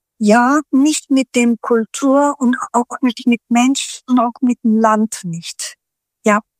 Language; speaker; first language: German; early bilingual, other home language; Turkish